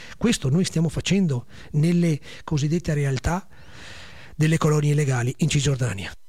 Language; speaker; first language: Italian; native; Italian